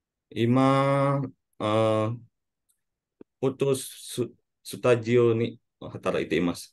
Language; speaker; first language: Japanese; non-native, learner; Balinese